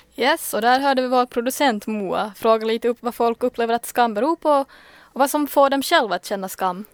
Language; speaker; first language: Swedish; native; Swedish